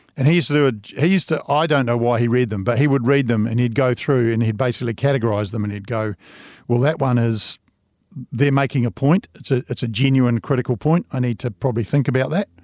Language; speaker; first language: English; native; English